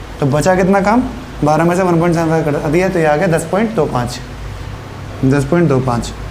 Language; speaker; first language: Hindi; native; Hindi